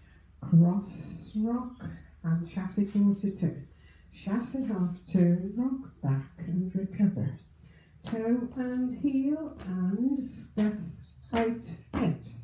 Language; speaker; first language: English; native; English